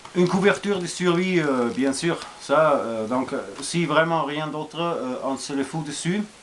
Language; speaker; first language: French; non-native, fluent; German